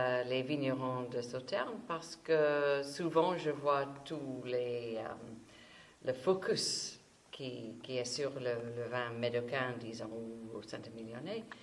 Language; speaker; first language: French; non-native, fluent; English